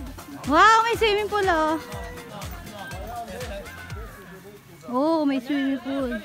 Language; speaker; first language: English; non-native, learner; Filipino